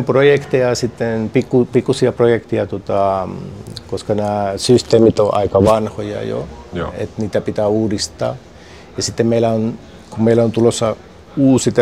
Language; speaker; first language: Finnish; native; Finnish